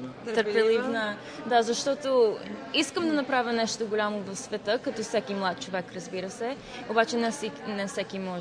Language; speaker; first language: Bulgarian; early bilingual, heritage; Bulgarian